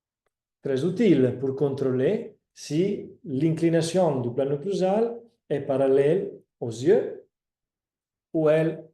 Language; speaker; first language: French; non-native, fluent; Italian